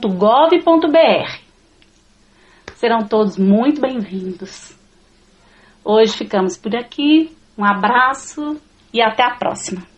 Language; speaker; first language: Portuguese; native; Portuguese